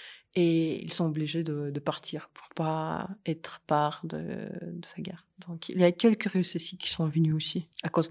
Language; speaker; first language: French; non-native, fluent; Russian